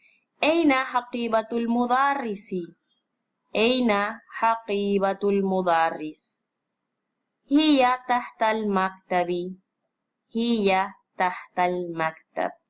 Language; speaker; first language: Arabic; non-native, fluent; Spanish